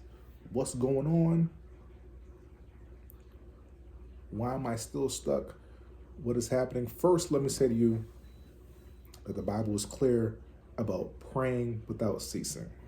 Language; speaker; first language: English; native; English